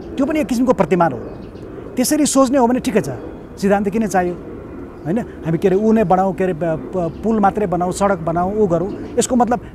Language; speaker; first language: Nepali; native; Nepali